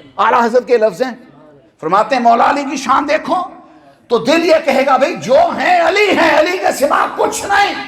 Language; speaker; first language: Urdu; non-native, local second language; Punjabi